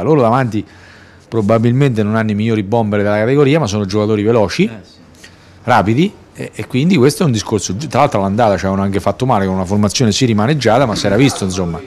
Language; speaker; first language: Italian; native; Italian